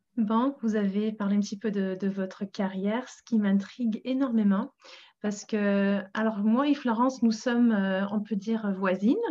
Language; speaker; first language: French; non-native, fluent; English